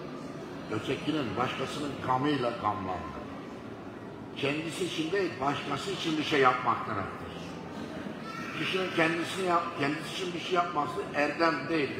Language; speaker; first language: Turkish; native; Turkish